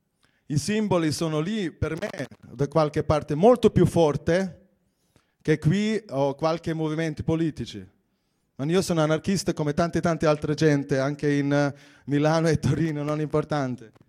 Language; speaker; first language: Italian; non-native, fluent; German